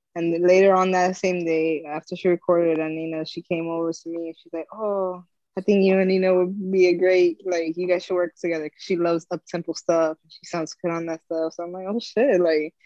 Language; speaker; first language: English; native; English